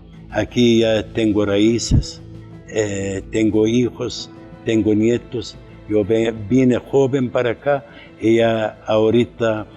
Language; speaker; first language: Spanish; non-native, fluent; Arabic